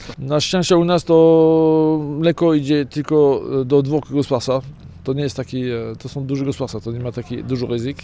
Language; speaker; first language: Polish; non-native, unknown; French